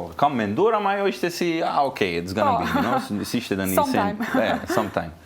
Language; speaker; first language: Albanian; non-native, learner; Turkish